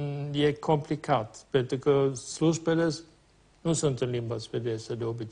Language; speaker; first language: Romanian; non-native, fluent; Swedish